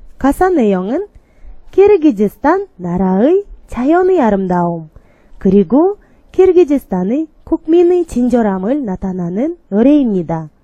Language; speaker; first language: Korean; non-native, learner; Kyrgyz